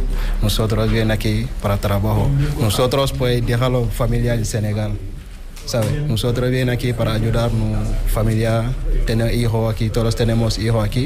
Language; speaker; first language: Spanish; non-native, learner; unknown